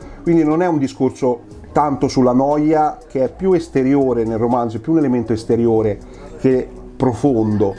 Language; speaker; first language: Italian; native; Italian